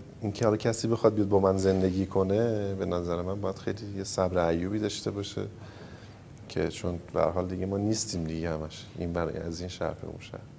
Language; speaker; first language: Persian; native; Persian